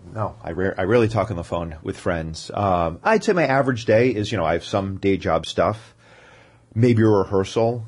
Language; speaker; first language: English; native; English